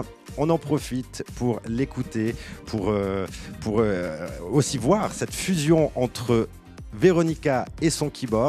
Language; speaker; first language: French; native; French